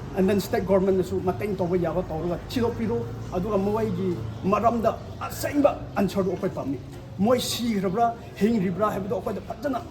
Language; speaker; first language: Manipuri; non-native, local second language; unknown